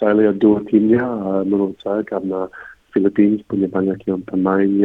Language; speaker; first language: Indonesian; non-native, fluent; English